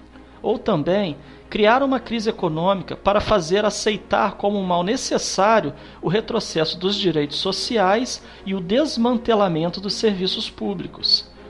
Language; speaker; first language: Portuguese; native; Portuguese